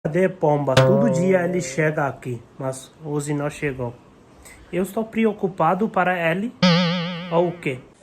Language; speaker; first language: Portuguese; non-native, learner; Hindi